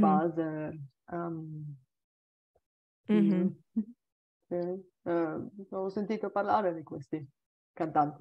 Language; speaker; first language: Italian; non-native, learner; Bulgarian